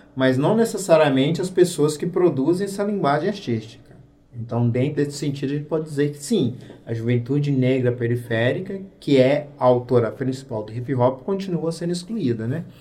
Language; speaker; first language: Portuguese; native; Portuguese